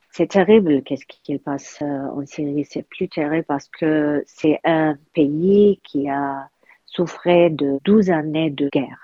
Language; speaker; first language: French; non-native, learner; Arabic